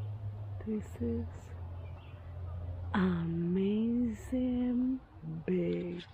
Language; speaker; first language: English; non-native, learner; Spanish